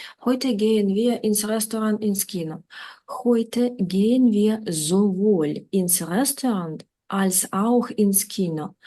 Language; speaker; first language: German; non-native, fluent; Ukrainian